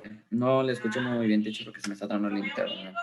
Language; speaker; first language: Spanish; native; Spanish